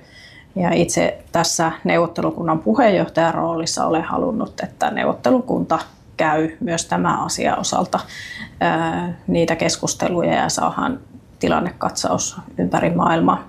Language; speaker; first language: Finnish; native; Finnish